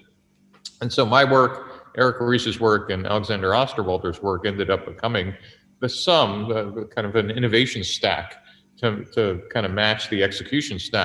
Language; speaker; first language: English; native; English